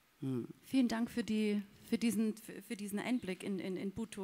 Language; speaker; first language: German; native; German